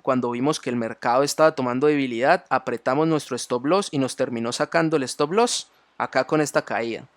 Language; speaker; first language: Spanish; native; Spanish